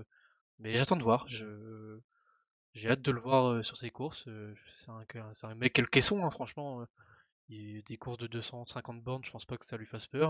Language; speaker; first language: French; native; French